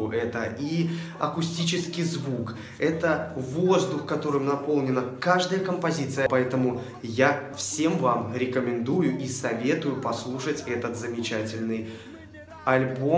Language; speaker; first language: Russian; native; Russian